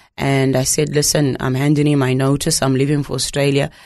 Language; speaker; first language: English; non-native, local second language; Shona